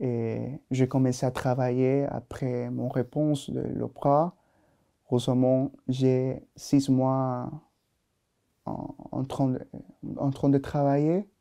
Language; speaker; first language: French; non-native, learner; Spanish